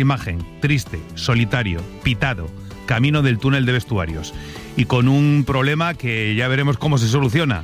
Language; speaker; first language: Spanish; native; Spanish